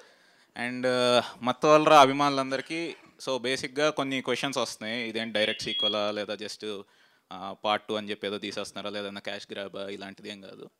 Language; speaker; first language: Telugu; native; Telugu